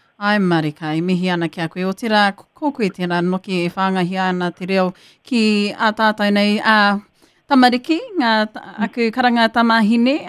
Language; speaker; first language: Māori; native; Māori